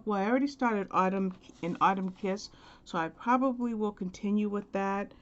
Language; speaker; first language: English; native; English